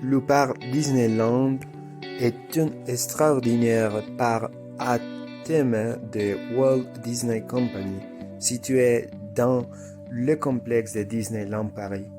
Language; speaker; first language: French; non-native, learner; Spanish